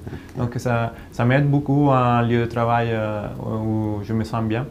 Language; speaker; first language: French; non-native, fluent; Italian